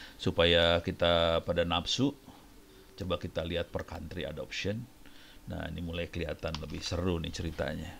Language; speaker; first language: Indonesian; native; Indonesian